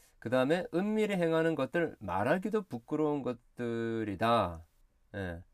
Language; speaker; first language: Korean; early bilingual, heritage; Korean